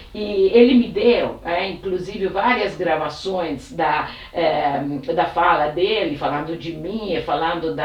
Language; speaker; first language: Portuguese; non-native, fluent; Italian